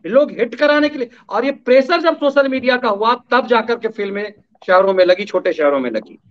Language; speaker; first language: Hindi; native; Hindi